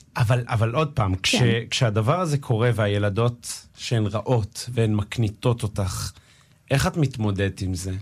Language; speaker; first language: Hebrew; native; Hebrew